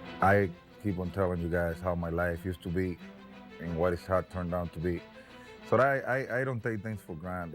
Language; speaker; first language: English; non-native, fluent; Spanish